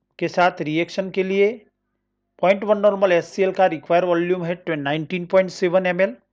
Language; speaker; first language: Hindi; non-native, local second language; Marathi